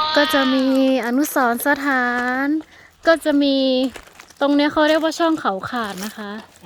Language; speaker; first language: Thai; native; Thai